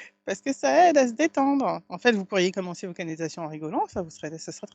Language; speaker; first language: French; native; French